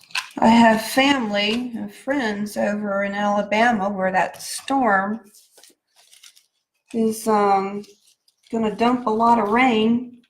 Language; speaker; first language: English; native; English